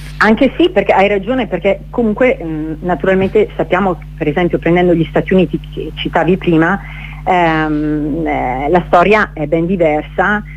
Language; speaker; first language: Italian; early bilingual, other home language; Kinyarwanda